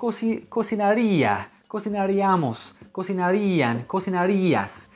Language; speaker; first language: Spanish; non-native, fluent; English